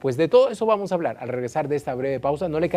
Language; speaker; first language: Spanish; native; Spanish